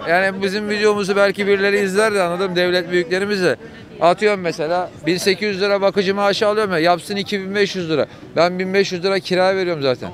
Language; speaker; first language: Turkish; native; Turkish